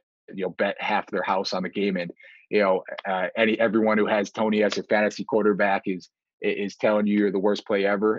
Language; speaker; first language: English; native; English